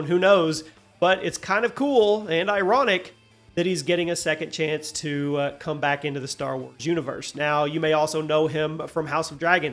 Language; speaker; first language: English; native; English